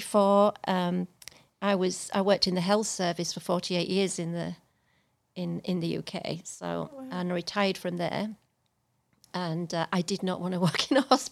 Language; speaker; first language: English; native; English